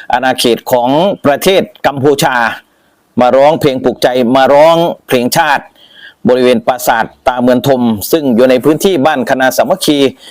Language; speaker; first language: Thai; native; Thai